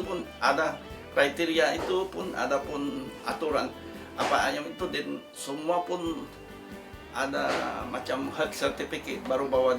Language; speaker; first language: Indonesian; non-native, fluent; Filipino